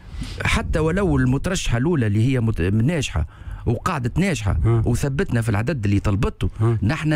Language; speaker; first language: Arabic; native; Arabic